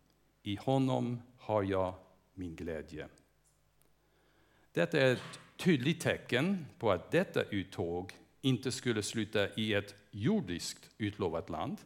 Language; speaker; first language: Swedish; non-native, fluent; English